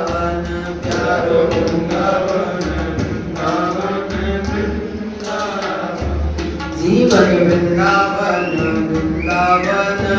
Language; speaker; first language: Hindi; native; Hindi